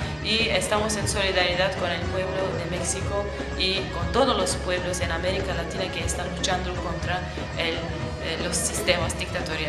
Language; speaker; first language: Spanish; non-native, fluent; Kurdish